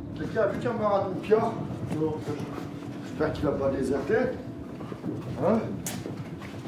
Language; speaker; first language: French; native; French